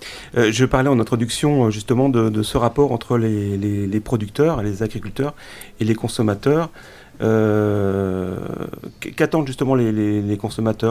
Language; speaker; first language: French; native; French